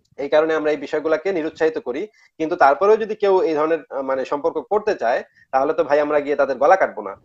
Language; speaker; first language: Bangla; native; Bangla